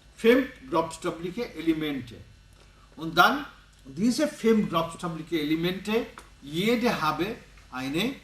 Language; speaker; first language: German; non-native, learner; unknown